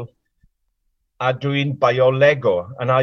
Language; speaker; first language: English; non-native, local second language; Welsh